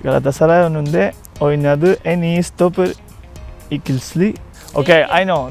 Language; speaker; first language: Turkish; non-native, learner; Spanish